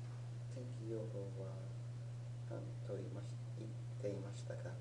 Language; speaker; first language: Japanese; non-native, learner; English